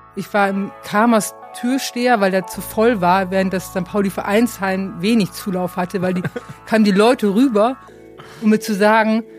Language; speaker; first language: German; native; German